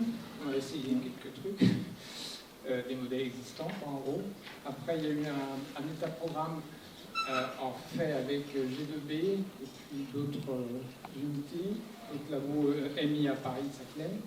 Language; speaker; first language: French; native; French